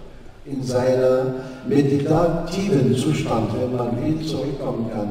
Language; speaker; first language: German; non-native, fluent; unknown